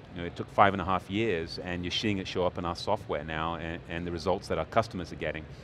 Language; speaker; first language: English; native; English